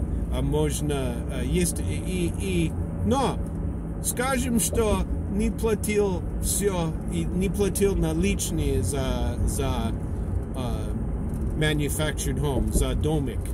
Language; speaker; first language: Russian; non-native, learner; English